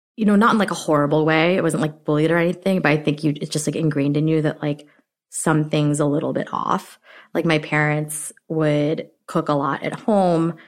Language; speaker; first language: English; early bilingual, other home language; Filipino